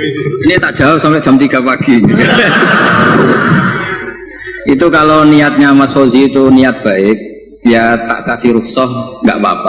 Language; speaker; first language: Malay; non-native, local second language; Javanese